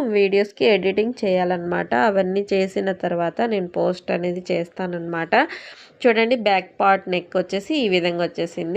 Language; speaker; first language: Telugu; non-native, local second language; Urdu